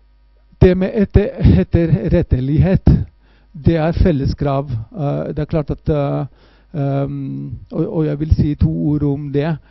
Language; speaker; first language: Norwegian; non-native, fluent; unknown